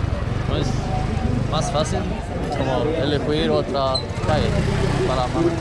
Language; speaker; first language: Spanish; non-native, learner; Swedish